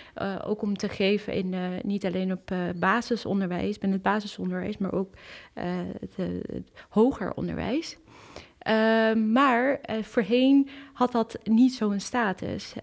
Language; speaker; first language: Dutch; early bilingual, other home language; Kurdish